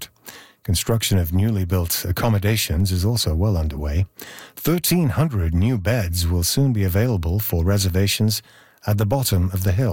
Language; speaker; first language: English; native; English